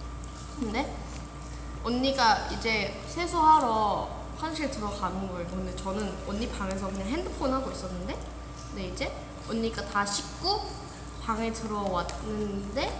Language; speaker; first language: Korean; non-native, fluent; Thai